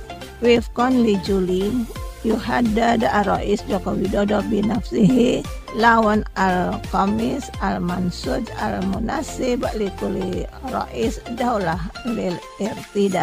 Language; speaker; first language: Arabic; non-native, fluent; Indonesian